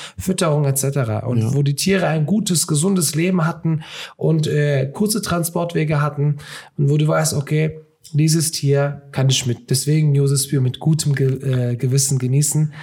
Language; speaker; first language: German; early bilingual, other home language; Turkish